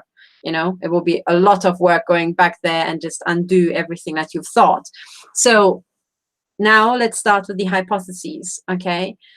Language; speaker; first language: English; non-native, fluent; Romanian